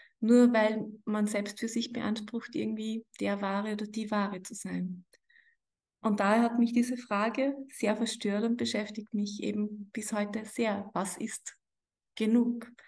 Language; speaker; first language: German; native; German